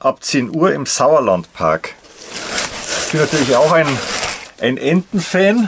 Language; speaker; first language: German; native; German